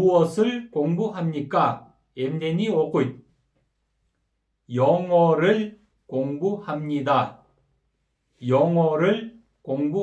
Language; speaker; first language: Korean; non-native, fluent; Kyrgyz